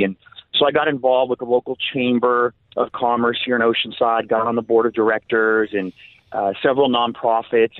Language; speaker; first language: English; native; English